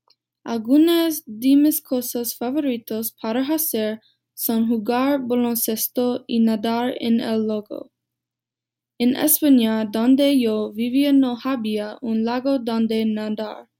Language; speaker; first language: Spanish; non-native, learner; English